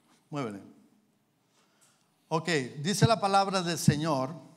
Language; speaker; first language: Spanish; early bilingual, heritage; Spanish